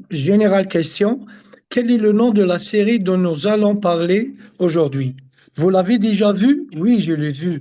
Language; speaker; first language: French; non-native, learner; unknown